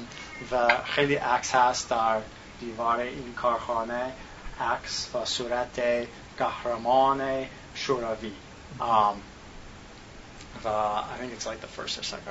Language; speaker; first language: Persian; non-native, learner; English